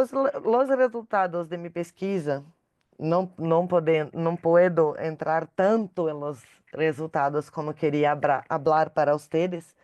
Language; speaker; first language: Spanish; non-native, learner; Portuguese